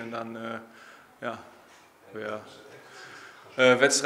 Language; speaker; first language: Dutch; non-native, fluent; German